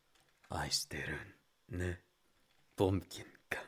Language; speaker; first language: Japanese; non-native, learner; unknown